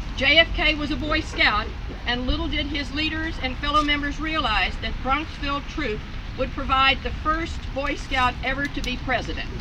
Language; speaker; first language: English; native; English